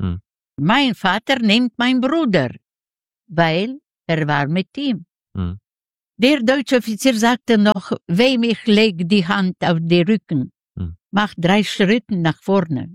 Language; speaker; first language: German; non-native, learner; Yiddish